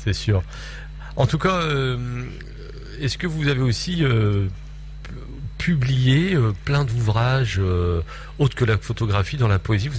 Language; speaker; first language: French; native; French